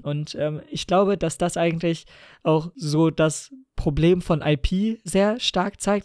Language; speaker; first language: German; native; German